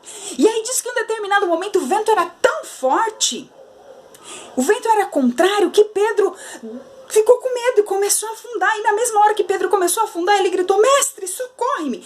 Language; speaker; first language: Portuguese; native; Portuguese